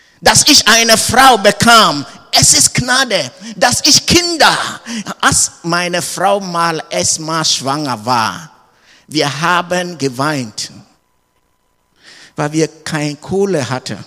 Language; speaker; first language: German; non-native, learner; English